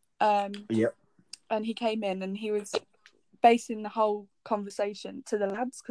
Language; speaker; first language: English; native; English